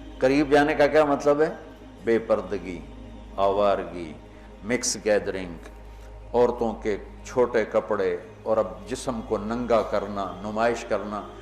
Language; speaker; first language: Urdu; non-native, local second language; Punjabi